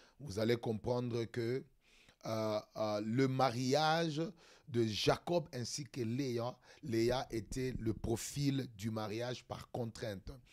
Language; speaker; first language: French; non-native, local second language; Lingala